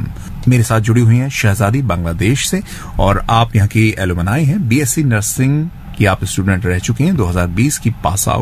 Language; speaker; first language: Hindi; native; Hindi